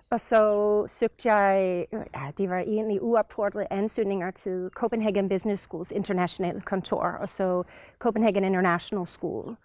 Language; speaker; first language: Danish; non-native, fluent; English